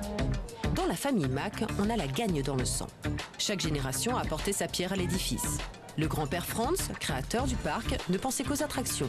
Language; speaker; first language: French; native; French